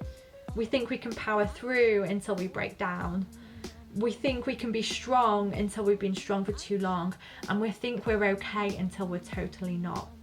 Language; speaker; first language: English; native; English